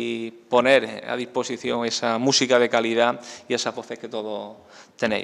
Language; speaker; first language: Spanish; native; Spanish